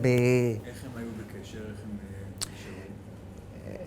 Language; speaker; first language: Hebrew; native; Hebrew